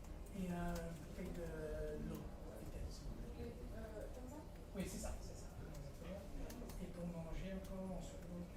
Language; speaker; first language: French; non-native, learner; German